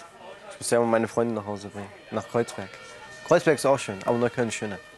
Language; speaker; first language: German; early bilingual, other home language; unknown